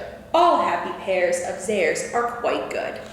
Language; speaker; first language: English; native; English